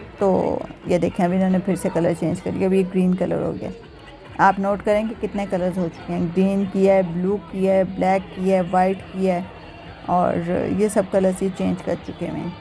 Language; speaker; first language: Urdu; native; Urdu